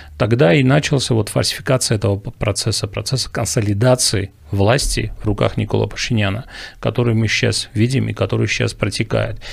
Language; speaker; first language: Russian; non-native, local second language; Armenian